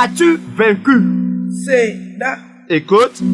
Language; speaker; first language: French; non-native, local second language; Ewe